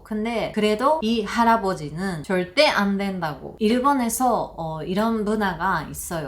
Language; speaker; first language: Korean; non-native, learner; Japanese